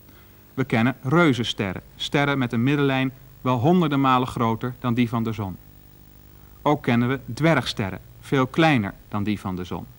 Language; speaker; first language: Dutch; native; Dutch